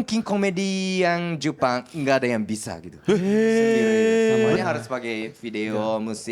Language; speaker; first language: Indonesian; non-native, learner; Japanese